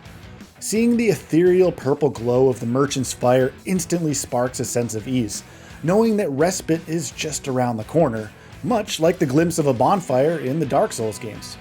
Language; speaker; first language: English; native; English